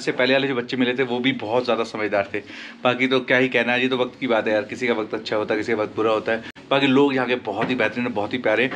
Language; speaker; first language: Hindi; native; Hindi